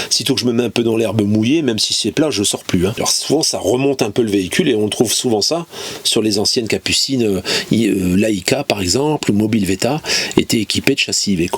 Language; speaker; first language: French; native; French